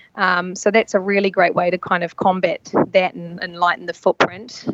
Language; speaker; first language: English; native; English